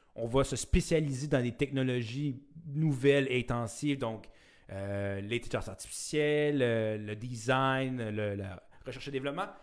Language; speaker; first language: French; native; French